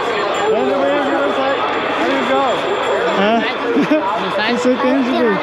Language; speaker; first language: English; non-native, learner; Vietnamese